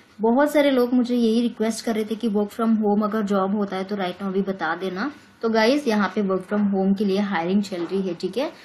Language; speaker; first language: Hindi; native; Hindi